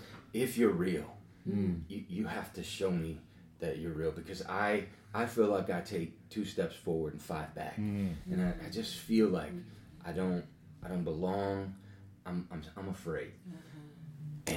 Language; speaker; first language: English; native; English